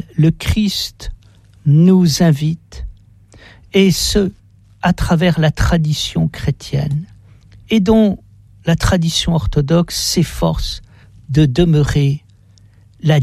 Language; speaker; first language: French; native; French